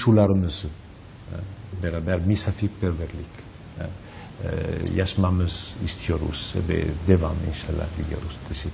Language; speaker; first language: Turkish; non-native, learner; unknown